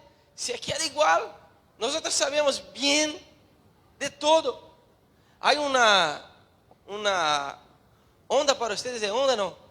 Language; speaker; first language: Spanish; non-native, learner; Portuguese